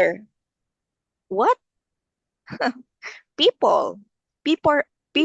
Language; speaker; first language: English; non-native, local second language; Filipino